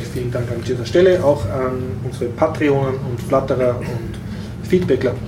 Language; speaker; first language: German; native; German